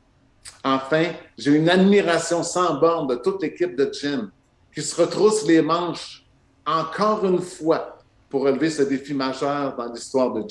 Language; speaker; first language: French; native; French